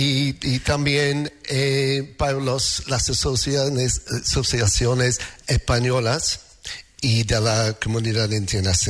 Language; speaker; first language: Spanish; non-native, fluent; English